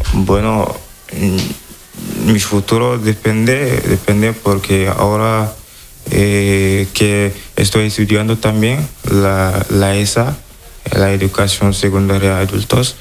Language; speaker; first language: Spanish; non-native, fluent; Wolof